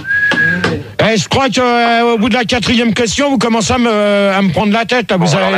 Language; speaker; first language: French; native; French